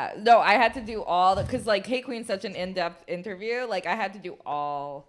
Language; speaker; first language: English; native; English